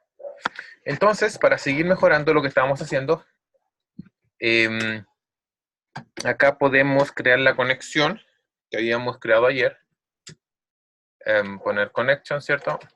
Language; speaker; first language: Spanish; native; Spanish